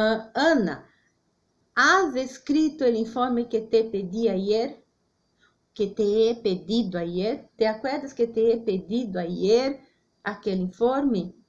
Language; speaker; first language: Spanish; non-native, fluent; Portuguese